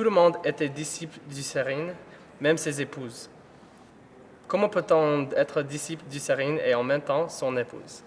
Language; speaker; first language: French; non-native, learner; English